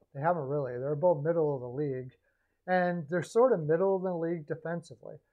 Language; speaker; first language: English; native; English